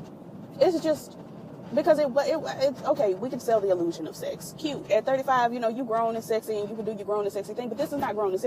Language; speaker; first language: English; native; English